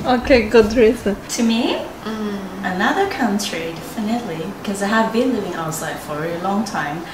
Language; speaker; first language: English; non-native, fluent; Thai